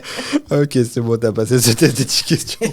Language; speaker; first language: French; native; French